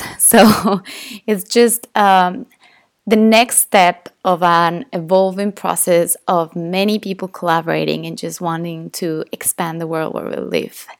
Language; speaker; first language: English; non-native, fluent; Spanish